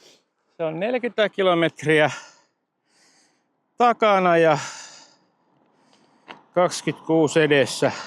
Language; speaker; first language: Finnish; native; Finnish